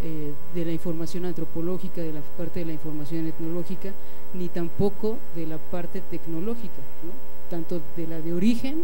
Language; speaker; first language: Spanish; native; Spanish